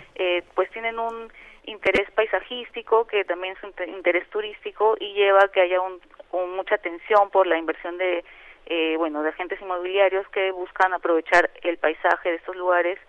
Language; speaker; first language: Spanish; native; Spanish